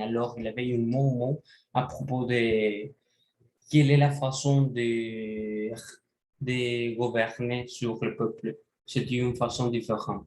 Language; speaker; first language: French; non-native, learner; Spanish